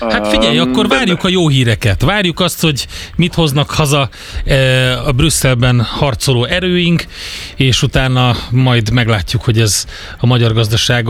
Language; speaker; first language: Hungarian; native; Hungarian